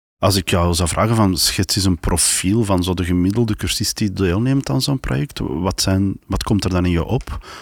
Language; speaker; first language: Dutch; native; Dutch